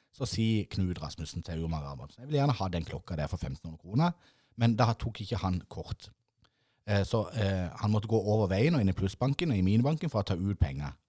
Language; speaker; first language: Norwegian; native; Norwegian